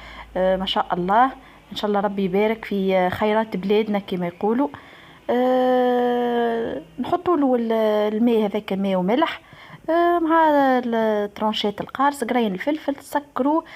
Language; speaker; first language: Arabic; native; Arabic